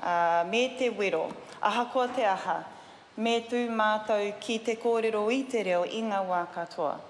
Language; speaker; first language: Māori; non-native, learner; English